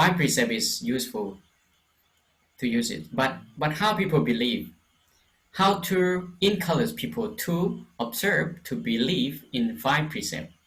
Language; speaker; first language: English; non-native, fluent; Lao